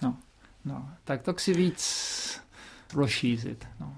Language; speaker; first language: Czech; early bilingual, heritage; Czech